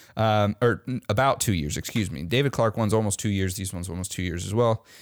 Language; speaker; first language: English; native; English